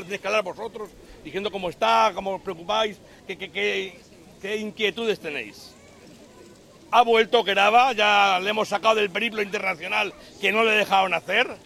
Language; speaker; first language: Spanish; native; Spanish